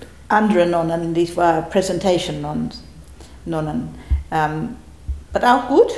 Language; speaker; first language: German; non-native, learner; English